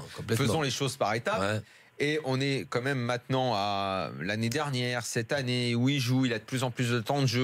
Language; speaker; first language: French; native; French